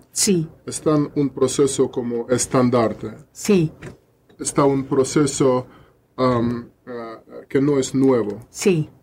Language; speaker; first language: Spanish; non-native, learner; Russian